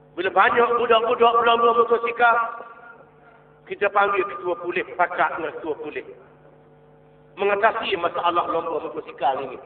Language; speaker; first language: Malay; native; Malay